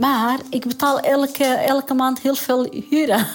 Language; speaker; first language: Dutch; non-native, learner; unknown